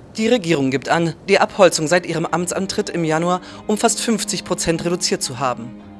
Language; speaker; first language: German; native; German